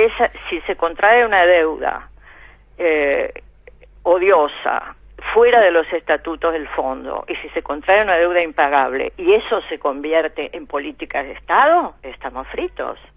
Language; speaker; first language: Spanish; native; Spanish